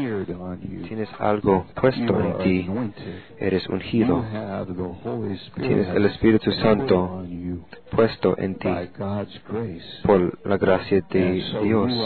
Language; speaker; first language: Spanish; non-native, fluent; English